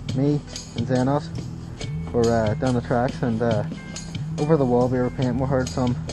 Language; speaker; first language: English; native; English